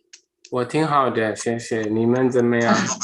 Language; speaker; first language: Chinese; non-native, fluent; Arabic